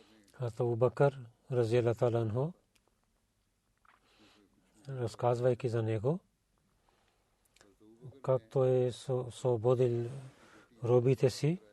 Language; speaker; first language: Bulgarian; non-native, learner; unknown